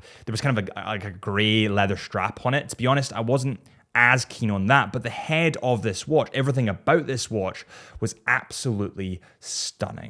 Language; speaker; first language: English; native; English